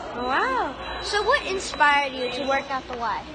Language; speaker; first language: English; native; English